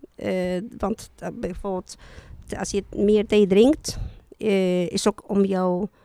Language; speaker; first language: Dutch; non-native, fluent; Spanish